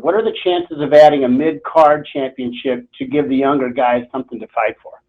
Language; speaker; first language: English; native; English